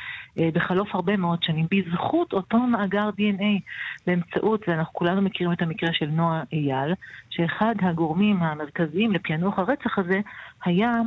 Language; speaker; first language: Hebrew; native; Hebrew